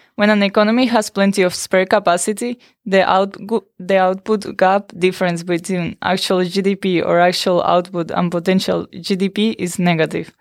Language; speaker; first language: English; non-native, fluent; Spanish